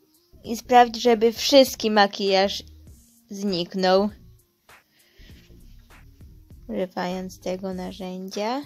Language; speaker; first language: Polish; early bilingual, heritage; Polish